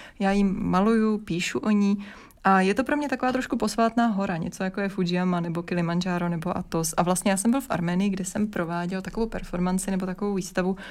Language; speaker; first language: Czech; native; Czech